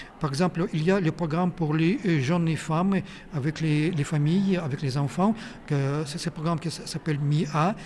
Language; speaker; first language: French; non-native, fluent; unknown